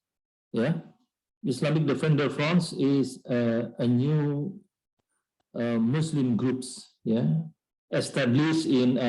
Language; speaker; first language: English; non-native, learner; Indonesian